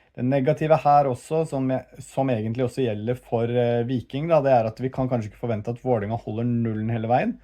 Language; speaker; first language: Norwegian; native; Norwegian